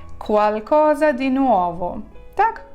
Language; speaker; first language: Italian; non-native, fluent; Ukrainian